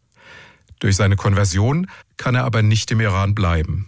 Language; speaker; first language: German; native; German